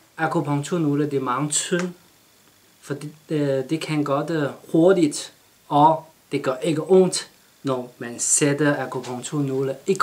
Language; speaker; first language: Danish; non-native, learner; Chinese